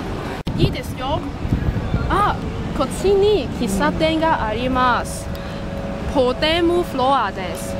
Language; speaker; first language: Japanese; non-native, learner; Cantonese